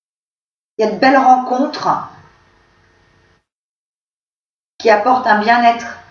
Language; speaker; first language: French; native; French